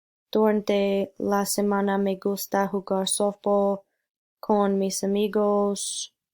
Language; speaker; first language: Spanish; non-native, learner; English